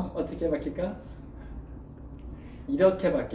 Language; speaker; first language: Korean; native; Korean